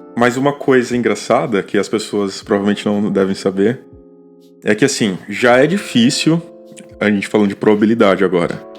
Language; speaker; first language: Portuguese; native; Portuguese